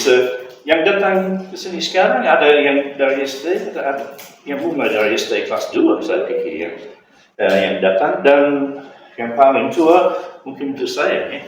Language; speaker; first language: Indonesian; non-native, fluent; English